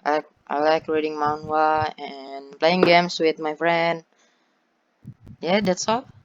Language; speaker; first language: English; non-native, learner; Indonesian